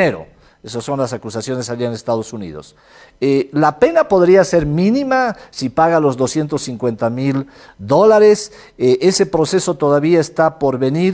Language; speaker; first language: Spanish; native; Spanish